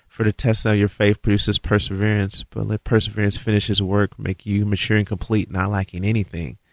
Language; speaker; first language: English; native; English